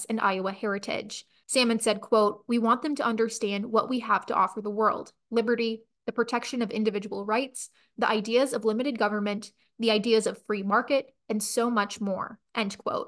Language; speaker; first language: English; native; English